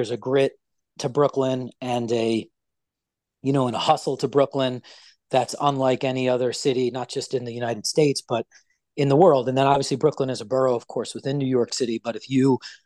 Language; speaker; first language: English; native; English